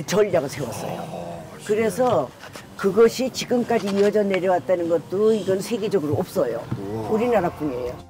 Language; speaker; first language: Korean; native; Korean